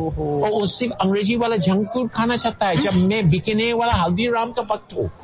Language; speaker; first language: Hindi; non-native, fluent; English